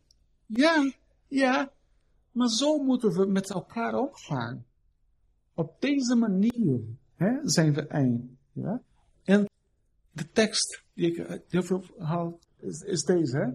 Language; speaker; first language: Dutch; non-native, fluent; Portuguese